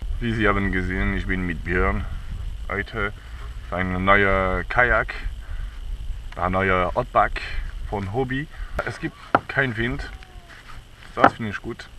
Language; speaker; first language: German; non-native, fluent; French